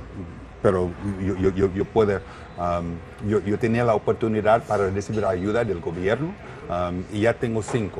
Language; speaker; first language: Spanish; non-native, learner; English